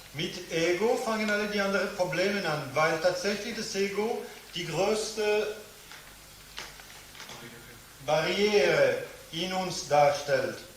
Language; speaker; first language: German; non-native, fluent; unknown